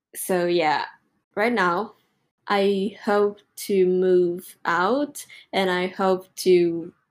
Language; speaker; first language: English; non-native, fluent; Japanese